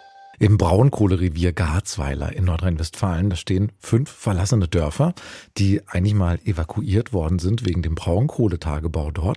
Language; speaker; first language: German; native; German